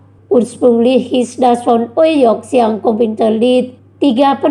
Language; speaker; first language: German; non-native, learner; Indonesian